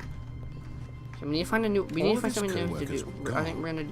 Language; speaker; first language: English; native; English